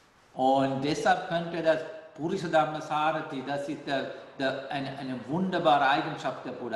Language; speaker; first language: German; non-native, fluent; Sinhala